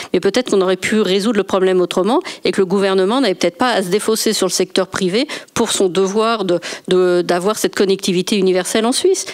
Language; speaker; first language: French; native; French